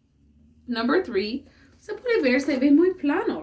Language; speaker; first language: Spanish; non-native, learner; English